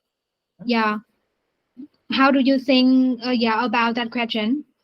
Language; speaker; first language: English; non-native, learner; Vietnamese